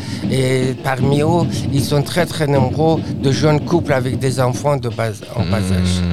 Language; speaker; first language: French; non-native, fluent; Persian